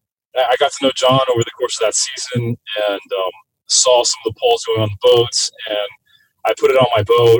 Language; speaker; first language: English; native; English